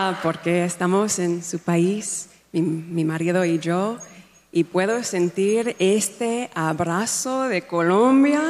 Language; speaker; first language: Spanish; non-native, learner; English